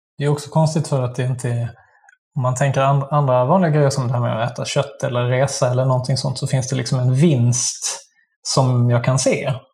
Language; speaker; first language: Swedish; native; Swedish